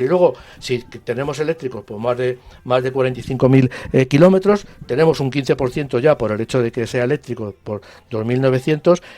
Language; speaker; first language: Spanish; native; Spanish